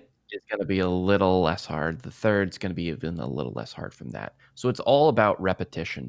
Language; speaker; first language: English; native; English